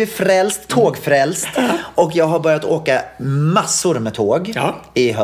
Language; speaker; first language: Swedish; native; Swedish